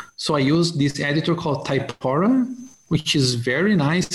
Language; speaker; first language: English; non-native, fluent; Portuguese